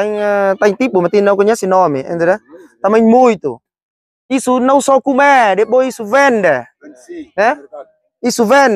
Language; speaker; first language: Portuguese; non-native, learner; Vietnamese